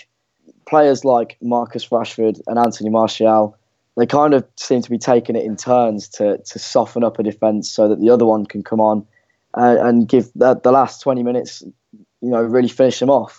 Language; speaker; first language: English; native; English